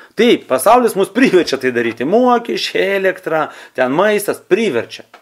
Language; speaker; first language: Lithuanian; non-native, local second language; Russian